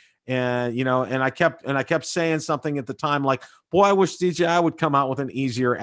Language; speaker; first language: English; native; English